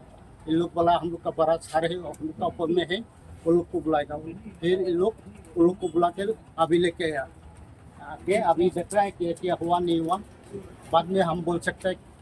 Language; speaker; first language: Hindi; non-native, local second language; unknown